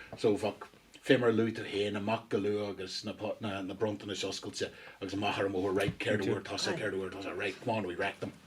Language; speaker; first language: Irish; non-native, local second language; English